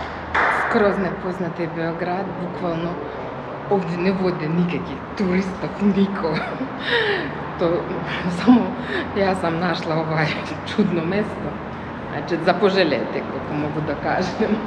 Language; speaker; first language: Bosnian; non-native, fluent; Russian